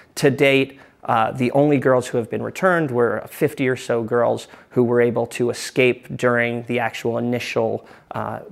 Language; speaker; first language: English; native; English